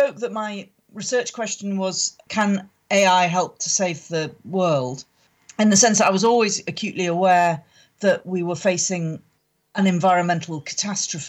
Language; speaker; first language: English; native; English